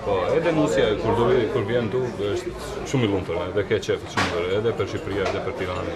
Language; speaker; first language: Albanian; non-native, learner; Croatian